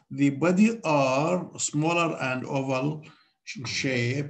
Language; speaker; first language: English; non-native, fluent; Arabic